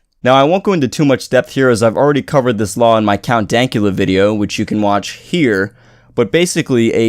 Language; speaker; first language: English; native; English